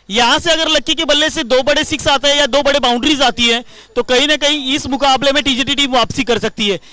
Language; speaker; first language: Hindi; non-native, local second language; Marathi